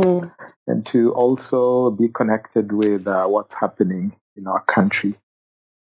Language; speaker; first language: English; non-native, local second language; Kinyarwanda